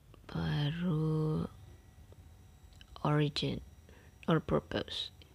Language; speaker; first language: English; non-native, fluent; Indonesian